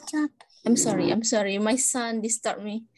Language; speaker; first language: English; non-native, learner; Indonesian